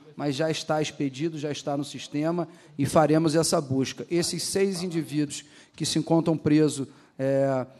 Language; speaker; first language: Portuguese; native; Portuguese